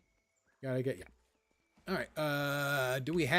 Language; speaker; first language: English; native; English